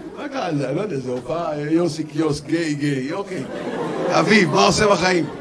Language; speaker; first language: Hebrew; non-native, local second language; Arabic